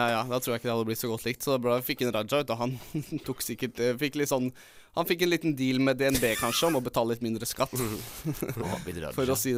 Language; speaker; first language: Norwegian; native; Norwegian